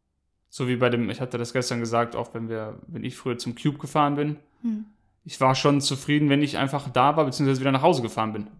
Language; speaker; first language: German; native; German